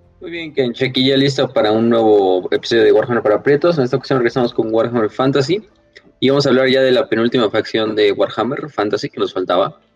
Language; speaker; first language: Spanish; native; Spanish